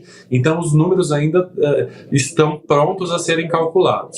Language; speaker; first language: Portuguese; native; Portuguese